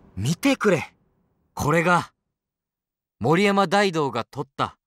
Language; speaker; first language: Japanese; native; Japanese